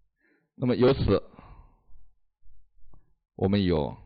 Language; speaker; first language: Chinese; native; Chinese